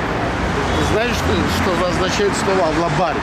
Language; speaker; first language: Russian; non-native, local second language; Georgian